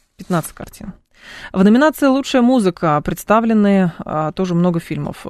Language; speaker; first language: Russian; native; Russian